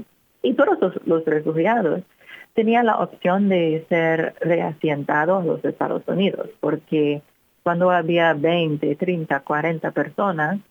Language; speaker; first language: Spanish; non-native, fluent; English